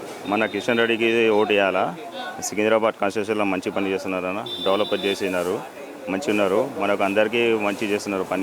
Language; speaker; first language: Telugu; non-native, local second language; Urdu